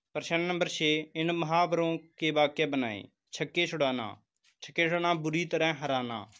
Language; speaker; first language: Hindi; non-native, local second language; Punjabi